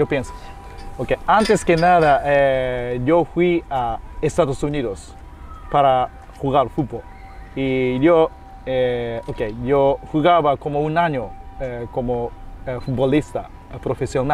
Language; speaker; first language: Spanish; non-native, fluent; Japanese